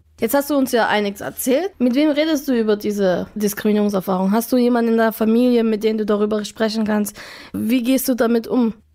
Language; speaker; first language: German; native; German